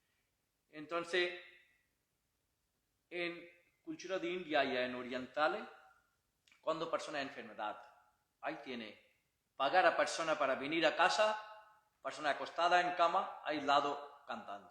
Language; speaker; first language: Spanish; non-native, learner; Bangla